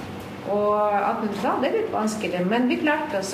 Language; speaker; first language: Norwegian; non-native, fluent; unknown